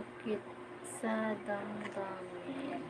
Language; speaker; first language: Filipino; non-native, local second language; Bikol